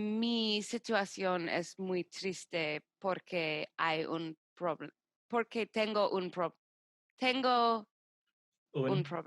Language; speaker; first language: Spanish; non-native, learner; English